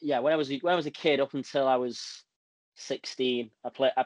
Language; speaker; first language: English; native; English